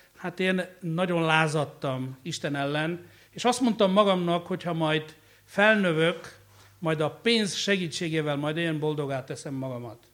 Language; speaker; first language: Hungarian; native; Hungarian